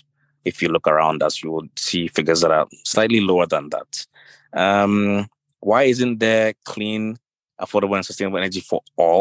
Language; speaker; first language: English; non-native, local second language; Akan